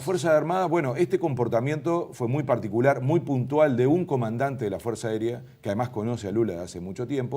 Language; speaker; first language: Spanish; native; Spanish